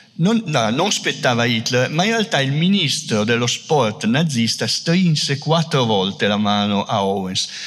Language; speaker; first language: Italian; native; Italian